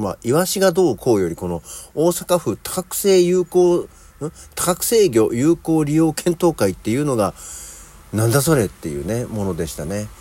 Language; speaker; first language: Japanese; native; Japanese